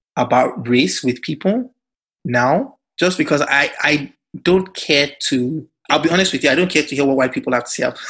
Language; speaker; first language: English; non-native, local second language; Yoruba